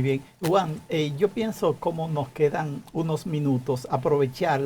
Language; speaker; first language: Spanish; native; Spanish